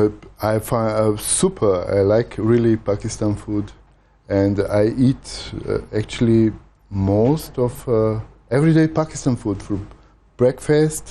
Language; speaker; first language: English; non-native, learner; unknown